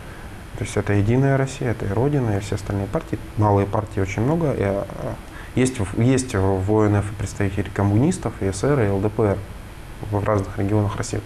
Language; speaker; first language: Russian; native; Russian